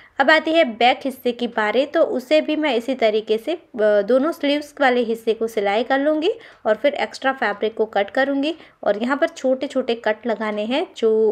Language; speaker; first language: Hindi; non-native, local second language; Gujarati